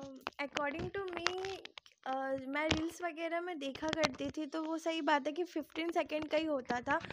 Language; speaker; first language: Hindi; non-native, local second language; Odia